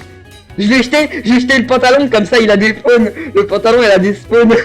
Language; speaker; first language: French; native; French